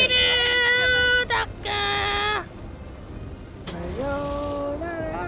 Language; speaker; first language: Japanese; non-native, learner; English